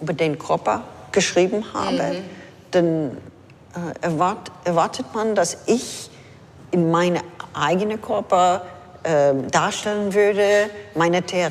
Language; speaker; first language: German; non-native, fluent; English